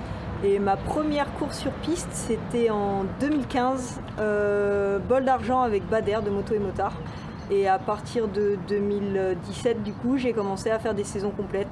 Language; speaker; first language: French; native; French